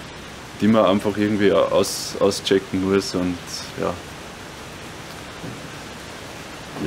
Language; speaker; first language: German; native; German